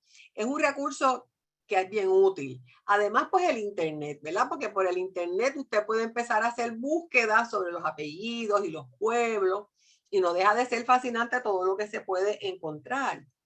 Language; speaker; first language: Spanish; native; Spanish